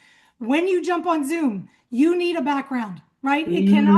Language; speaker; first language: English; native; English